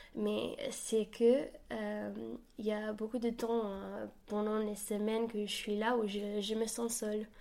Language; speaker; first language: French; non-native, fluent; English